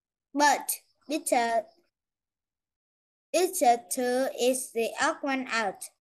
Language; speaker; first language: English; non-native, learner; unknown